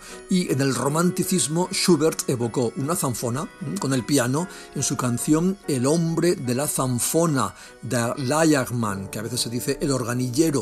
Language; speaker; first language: Spanish; native; Spanish